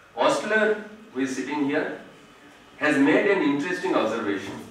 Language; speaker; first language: English; non-native, local second language; Odia